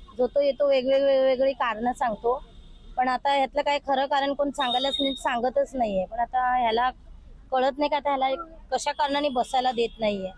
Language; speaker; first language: Marathi; native; Marathi